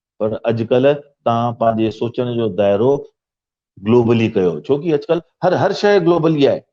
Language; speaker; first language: Sindhi; early bilingual, heritage; Sindhi